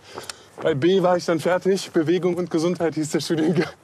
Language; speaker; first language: German; native; German